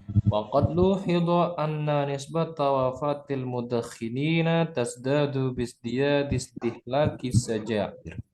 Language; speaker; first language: Arabic; non-native, fluent; Indonesian